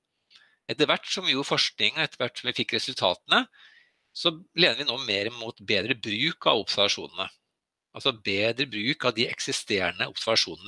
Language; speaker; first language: Norwegian; native; Norwegian